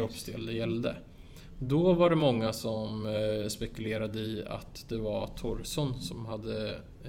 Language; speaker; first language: Swedish; native; Swedish